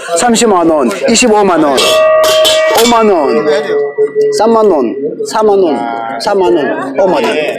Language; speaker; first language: Korean; non-native, fluent; Tibetan